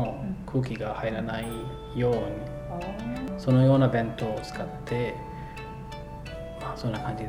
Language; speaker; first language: Japanese; non-native, fluent; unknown